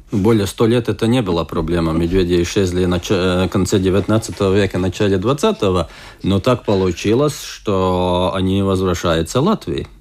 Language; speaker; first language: Russian; non-native, local second language; Latvian